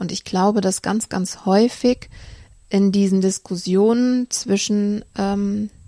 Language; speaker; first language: German; native; German